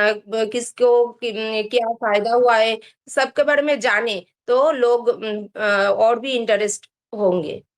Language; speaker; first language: Hindi; non-native, local second language; Bangla